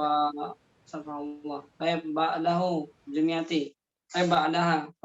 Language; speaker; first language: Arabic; non-native, fluent; Indonesian